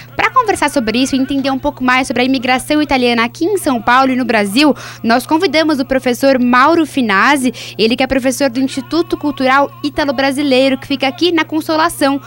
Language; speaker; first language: Portuguese; native; Portuguese